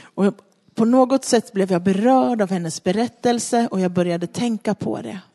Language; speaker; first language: Swedish; non-native, fluent; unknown